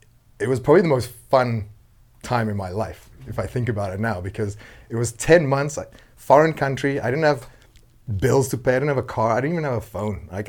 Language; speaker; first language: English; non-native, local second language; Afrikaans